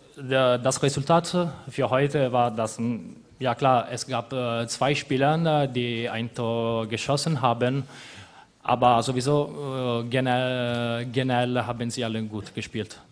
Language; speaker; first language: German; non-native, fluent; Italian